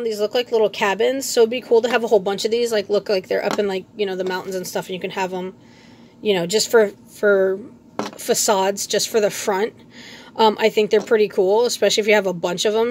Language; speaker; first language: English; native; English